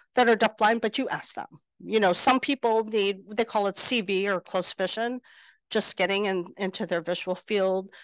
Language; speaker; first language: English; native; English